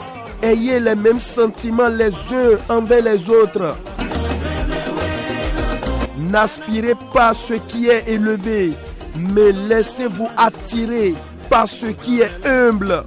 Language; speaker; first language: French; non-native, local second language; Fon